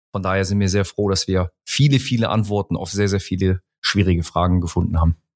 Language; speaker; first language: German; native; German